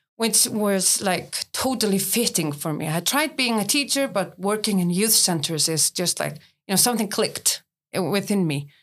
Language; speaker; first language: English; non-native, fluent; Icelandic